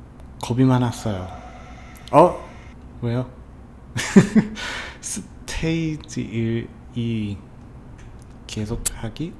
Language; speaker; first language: Korean; non-native, learner; English